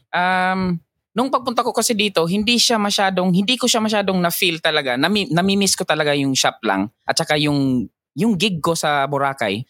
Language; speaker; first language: Filipino; non-native, local second language; Cebuano